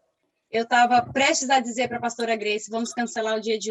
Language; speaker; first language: Portuguese; native; Portuguese